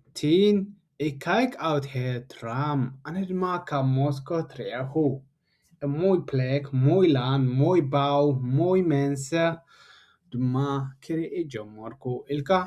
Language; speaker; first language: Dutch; non-native, learner; Tigrinya